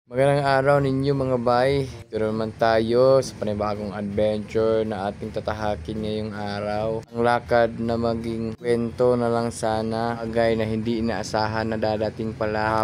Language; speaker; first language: Filipino; non-native, local second language; Cebuano